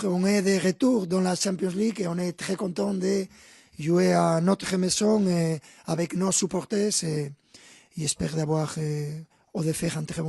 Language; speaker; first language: French; non-native, fluent; Spanish